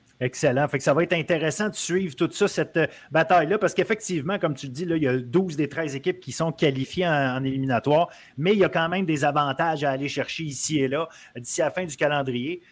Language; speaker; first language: French; native; French